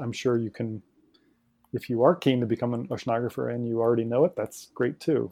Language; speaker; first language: English; native; English